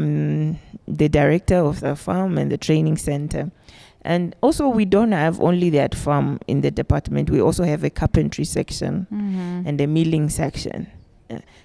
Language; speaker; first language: English; non-native, local second language; Shona